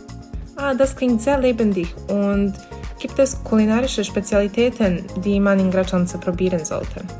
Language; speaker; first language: German; non-native, learner; Bosnian